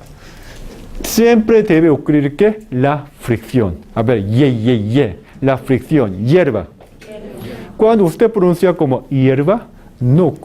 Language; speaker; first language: Spanish; non-native, fluent; Korean